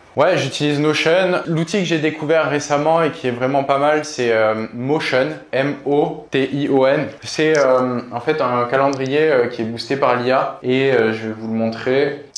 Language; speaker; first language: French; native; French